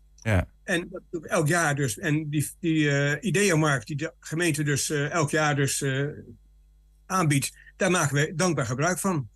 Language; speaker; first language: Dutch; native; Dutch